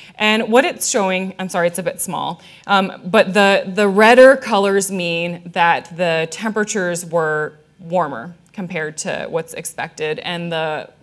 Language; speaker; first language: English; native; English